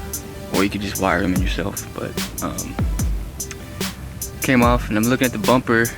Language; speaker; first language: English; native; English